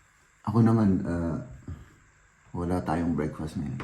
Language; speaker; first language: Filipino; native; Filipino